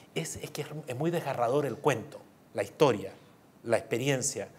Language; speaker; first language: Spanish; native; Spanish